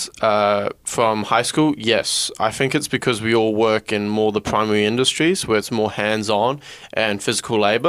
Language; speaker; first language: English; native; English